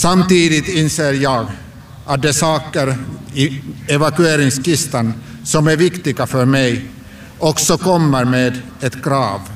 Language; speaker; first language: Swedish; non-native, local second language; Finnish